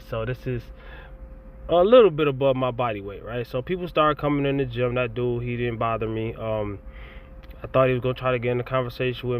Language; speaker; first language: English; native; English